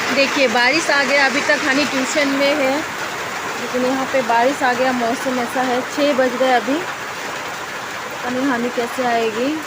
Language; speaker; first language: Hindi; non-native, local second language; Bangla